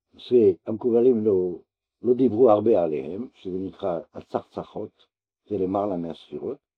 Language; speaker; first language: Hebrew; non-native, fluent; French